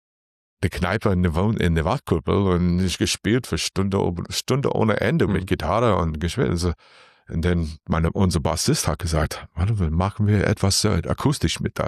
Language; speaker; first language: German; non-native, learner; English